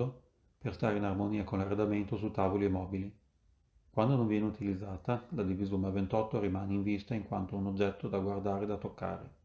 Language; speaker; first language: Italian; native; Italian